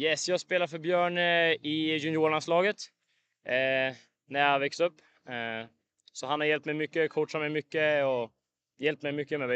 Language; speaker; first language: Swedish; native; Swedish